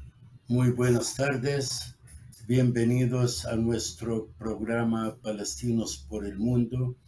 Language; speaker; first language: Spanish; non-native, fluent; Arabic